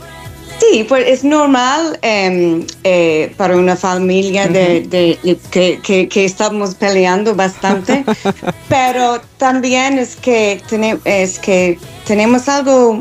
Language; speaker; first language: Spanish; non-native, fluent; English